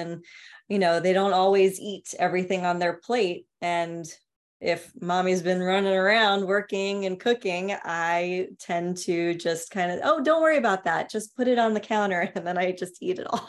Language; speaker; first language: English; native; English